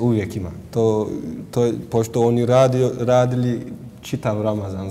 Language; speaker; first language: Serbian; non-native, learner; Turkish